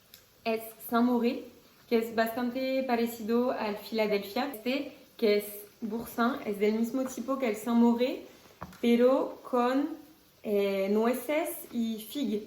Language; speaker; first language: Spanish; non-native, fluent; French